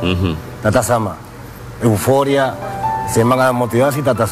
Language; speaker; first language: Indonesian; non-native, fluent; Spanish